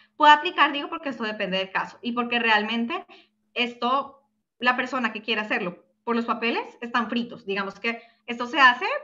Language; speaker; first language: Spanish; native; Spanish